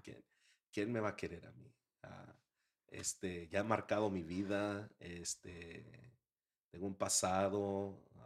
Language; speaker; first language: Spanish; early bilingual, heritage; Spanish